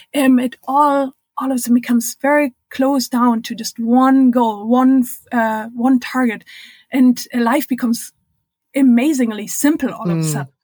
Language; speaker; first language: English; non-native, fluent; German